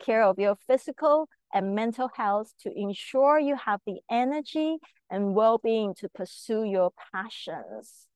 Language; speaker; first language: English; non-native, fluent; Chinese